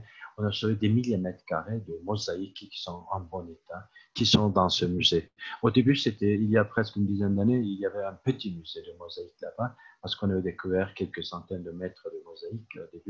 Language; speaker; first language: French; non-native, fluent; Turkish